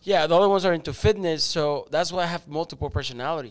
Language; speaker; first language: English; early bilingual, other home language; Spanish